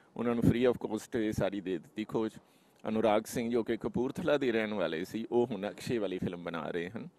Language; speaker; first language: Punjabi; native; Punjabi